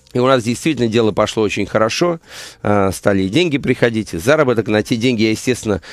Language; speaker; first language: Russian; native; Russian